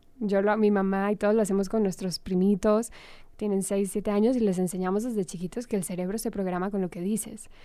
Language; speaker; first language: Spanish; native; Spanish